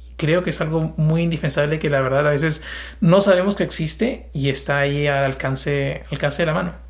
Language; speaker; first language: Spanish; native; Spanish